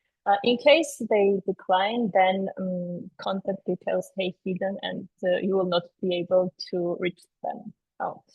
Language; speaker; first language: English; non-native, fluent; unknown